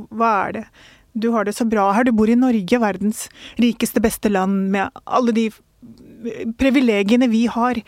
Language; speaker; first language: Norwegian; early bilingual, other home language; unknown